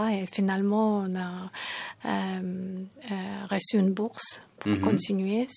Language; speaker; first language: French; non-native, fluent; Tajik